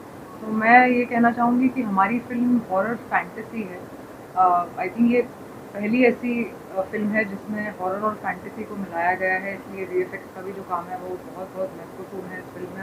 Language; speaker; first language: Hindi; native; Hindi